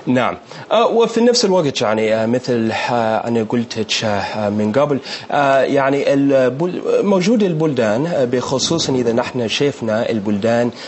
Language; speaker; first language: Arabic; non-native, learner; English